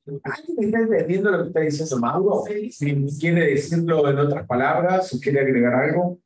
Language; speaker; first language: Spanish; native; Spanish